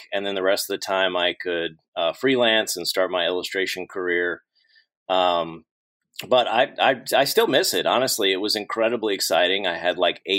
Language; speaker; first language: English; native; English